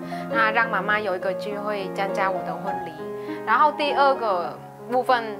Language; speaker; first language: Chinese; non-native, fluent; Vietnamese